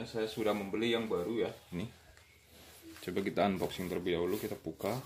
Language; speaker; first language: Indonesian; native; Indonesian